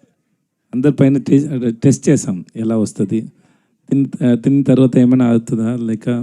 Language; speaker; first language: Telugu; non-native, learner; Tamil